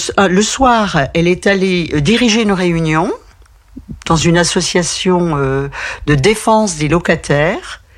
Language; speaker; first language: French; native; French